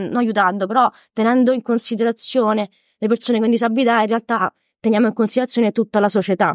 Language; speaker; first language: Italian; native; Italian